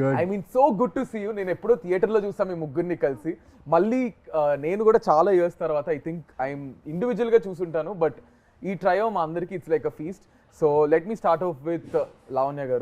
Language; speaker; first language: Telugu; native; Telugu